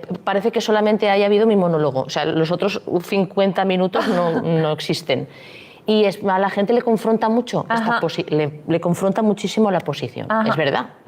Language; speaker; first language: Spanish; native; Spanish